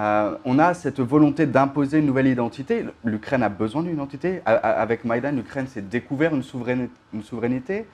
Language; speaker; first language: French; native; French